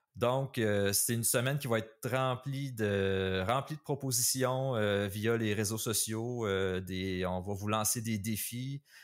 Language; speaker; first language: French; native; French